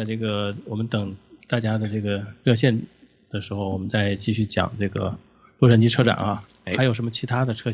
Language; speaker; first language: Chinese; native; Chinese